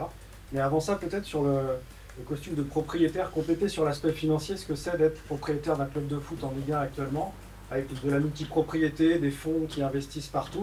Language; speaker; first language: French; native; French